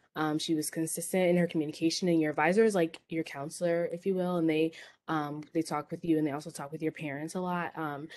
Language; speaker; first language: English; native; English